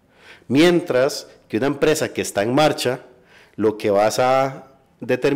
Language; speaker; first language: Spanish; native; Spanish